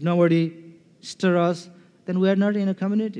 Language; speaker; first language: English; non-native, fluent; Nepali